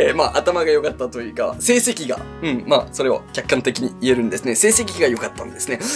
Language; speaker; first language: Japanese; non-native, fluent; French